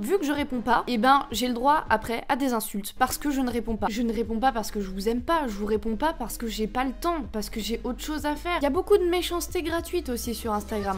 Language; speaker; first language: French; native; French